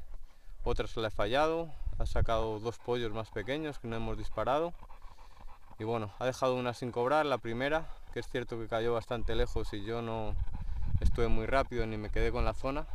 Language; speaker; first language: Spanish; native; Spanish